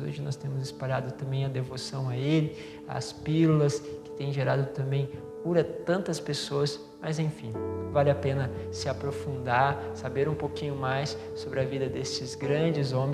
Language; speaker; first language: Portuguese; native; Portuguese